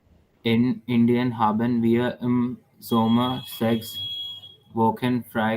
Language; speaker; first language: German; non-native, learner; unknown